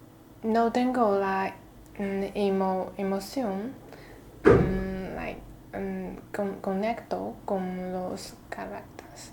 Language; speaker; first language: Spanish; non-native, learner; Chinese